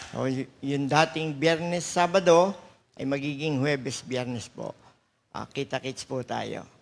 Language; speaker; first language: Filipino; native; Filipino